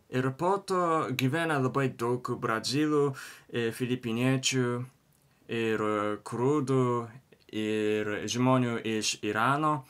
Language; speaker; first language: Lithuanian; non-native, learner; Japanese